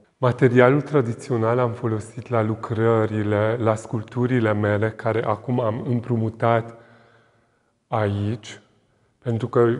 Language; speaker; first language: Romanian; non-native, local second language; Hungarian